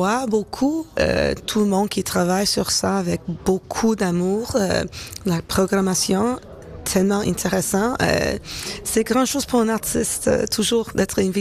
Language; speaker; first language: French; non-native, fluent; English